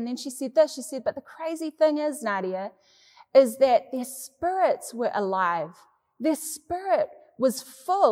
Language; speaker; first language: English; native; English